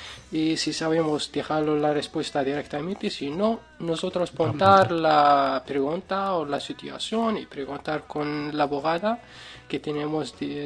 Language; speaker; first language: Spanish; non-native, learner; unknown